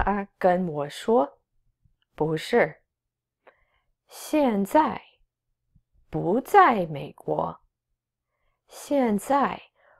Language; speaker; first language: Chinese; non-native, fluent; English